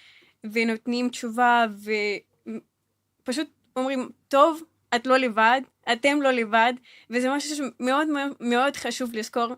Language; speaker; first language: Hebrew; non-native, fluent; Russian